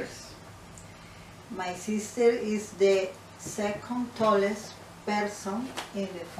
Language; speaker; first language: English; non-native, learner; Spanish